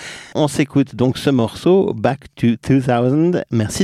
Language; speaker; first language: French; native; French